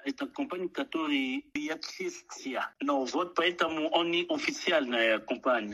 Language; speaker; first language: Russian; non-native, learner; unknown